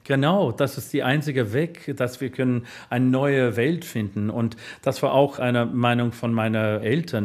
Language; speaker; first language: German; non-native, learner; English